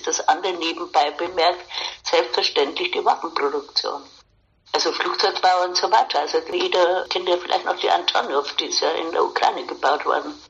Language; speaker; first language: German; native; German